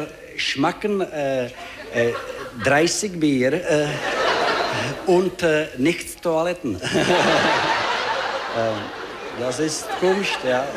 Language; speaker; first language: German; non-native, learner; Czech